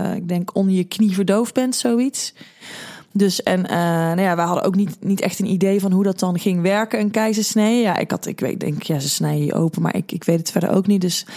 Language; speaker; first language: Dutch; native; Dutch